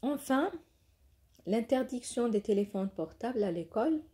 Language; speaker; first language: French; non-native, local second language; Arabic